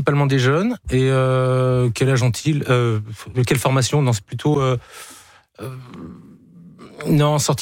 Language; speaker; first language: French; native; French